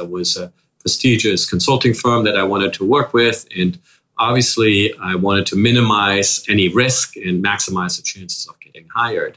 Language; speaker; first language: English; non-native, fluent; German